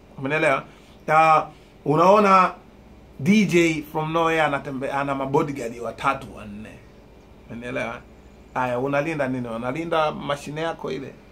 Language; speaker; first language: Swahili; native; Swahili